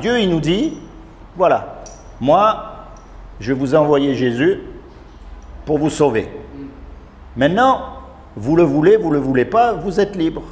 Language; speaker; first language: French; native; French